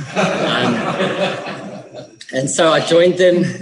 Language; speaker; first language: English; native; English